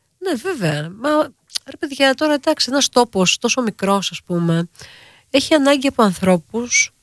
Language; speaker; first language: Greek; native; Greek